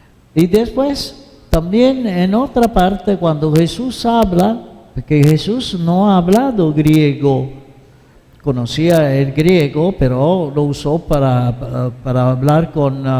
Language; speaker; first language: Spanish; non-native, fluent; Italian